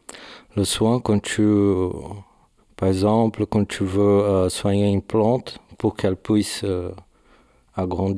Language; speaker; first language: French; non-native, learner; Portuguese